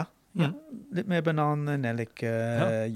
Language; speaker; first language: Norwegian; non-native, fluent; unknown